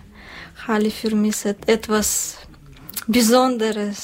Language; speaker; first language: German; non-native, learner; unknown